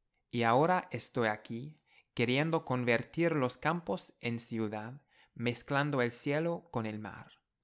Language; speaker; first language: Spanish; non-native, fluent; English